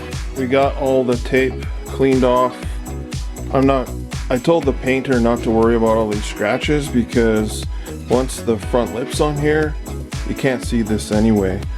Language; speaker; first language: English; native; English